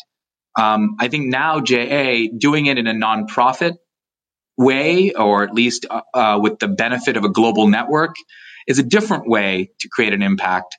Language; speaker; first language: English; native; English